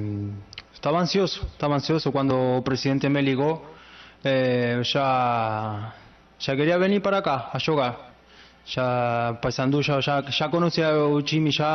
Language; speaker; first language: Portuguese; non-native, learner; Spanish